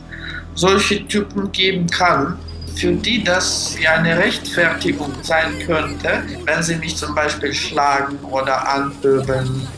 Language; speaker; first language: German; non-native, fluent; Russian